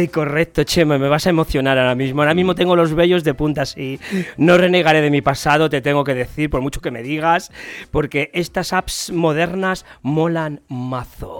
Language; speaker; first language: Spanish; native; Spanish